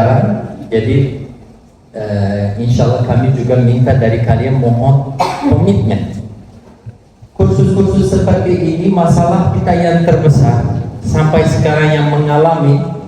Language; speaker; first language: Indonesian; non-native, fluent; Turkish